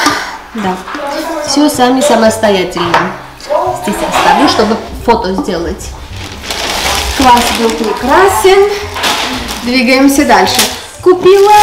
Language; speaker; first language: Russian; non-native, fluent; Armenian